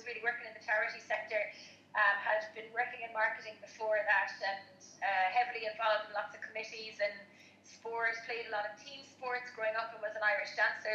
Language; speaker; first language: English; native; English